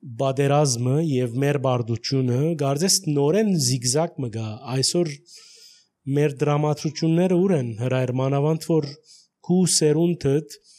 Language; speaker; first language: Armenian; early bilingual, heritage; Armenian